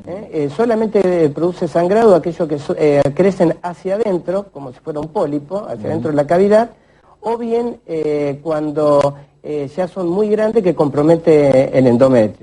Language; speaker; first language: Spanish; native; Spanish